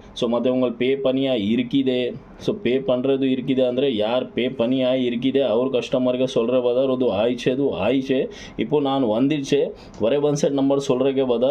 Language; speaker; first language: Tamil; non-native, learner; Kannada